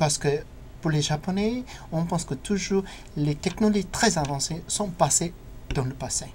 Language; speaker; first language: French; non-native, fluent; English